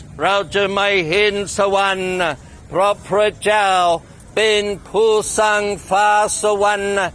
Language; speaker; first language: Thai; non-native, fluent; English